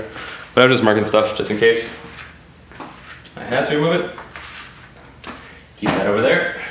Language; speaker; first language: English; native; English